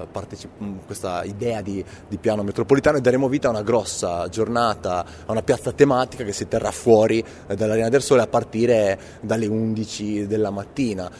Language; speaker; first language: Italian; native; Italian